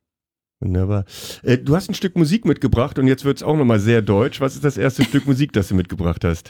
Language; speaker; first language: German; native; German